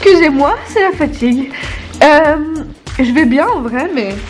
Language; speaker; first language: French; native; French